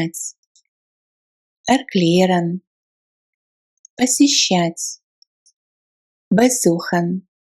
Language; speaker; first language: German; non-native, fluent; Russian